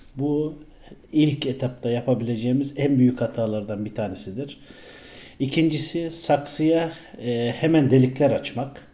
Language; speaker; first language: Turkish; native; Turkish